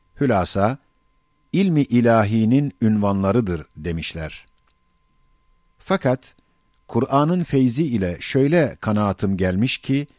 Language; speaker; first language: Turkish; native; Turkish